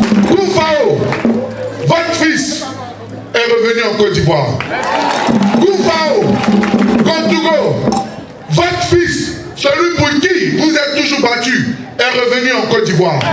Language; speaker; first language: French; native; French